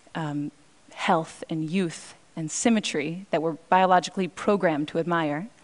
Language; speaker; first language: English; native; English